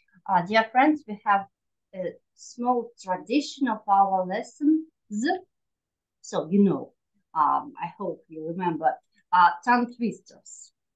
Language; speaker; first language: English; non-native, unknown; Russian